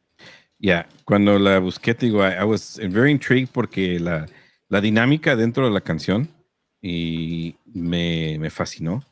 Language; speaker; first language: Spanish; early bilingual, heritage; Spanish